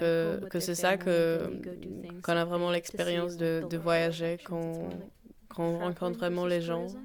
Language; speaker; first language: French; non-native, fluent; Polish